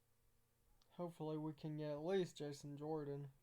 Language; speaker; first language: English; native; English